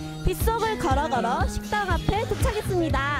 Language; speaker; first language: Korean; native; Korean